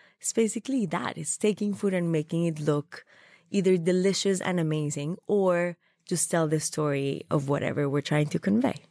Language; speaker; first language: English; non-native, fluent; Spanish